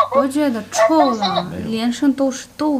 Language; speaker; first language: Chinese; non-native, fluent; Russian